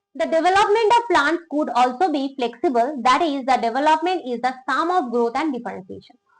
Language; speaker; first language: English; non-native, local second language; Bangla